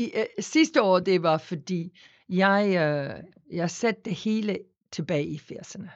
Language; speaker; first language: Danish; non-native, fluent; English